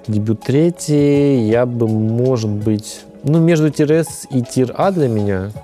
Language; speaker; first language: Russian; native; Russian